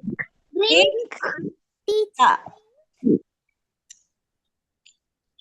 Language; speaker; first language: English; non-native, local second language; Tamil